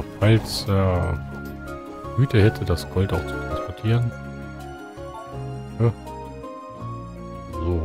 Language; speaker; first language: German; native; German